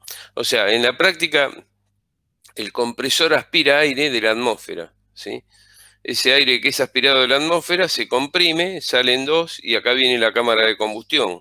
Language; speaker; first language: Spanish; native; Spanish